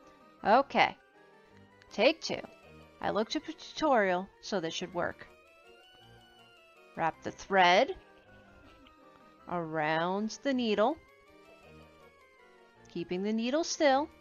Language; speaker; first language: English; native; English